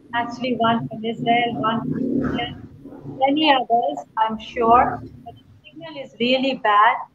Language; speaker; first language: English; non-native, local second language; Hindi